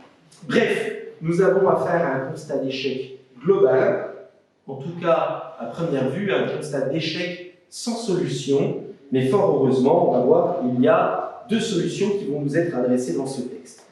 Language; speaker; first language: French; native; French